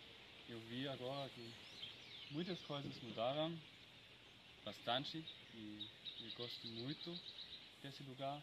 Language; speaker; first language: Portuguese; non-native, learner; German